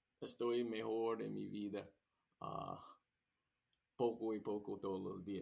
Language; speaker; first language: Spanish; non-native, learner; English